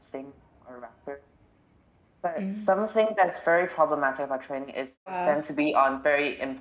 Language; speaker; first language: English; non-native, local second language; Cantonese